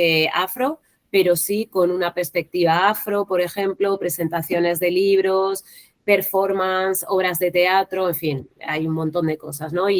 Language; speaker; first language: Spanish; native; Spanish